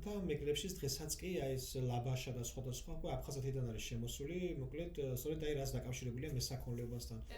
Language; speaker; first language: Georgian; native; Georgian